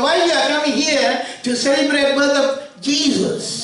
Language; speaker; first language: English; non-native, local second language; Tamil